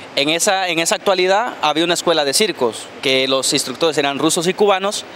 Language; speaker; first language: Spanish; native; Spanish